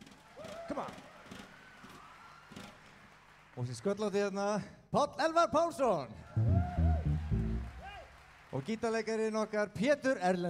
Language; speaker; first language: Icelandic; native; Icelandic